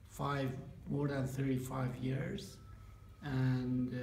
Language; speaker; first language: English; non-native, fluent; Persian